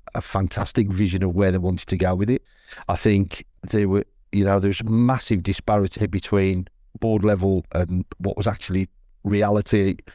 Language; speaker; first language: English; native; English